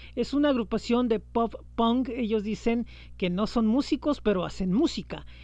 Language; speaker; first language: Spanish; native; Spanish